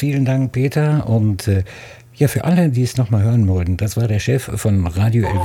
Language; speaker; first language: German; native; German